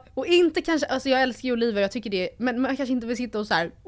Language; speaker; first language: Swedish; native; Swedish